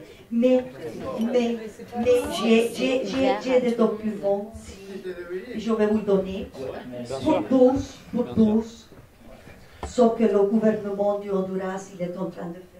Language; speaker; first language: French; non-native, fluent; Spanish